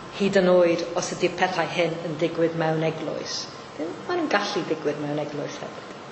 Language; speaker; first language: Welsh; non-native, fluent; Maltese